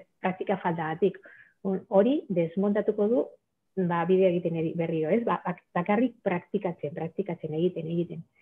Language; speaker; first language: Basque; non-native, local second language; Spanish